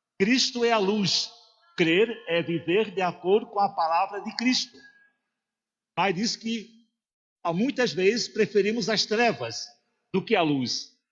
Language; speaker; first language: Portuguese; native; Portuguese